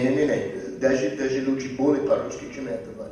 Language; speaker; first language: Russian; non-native, fluent; English